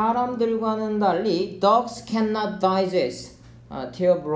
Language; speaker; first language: English; non-native, learner; Korean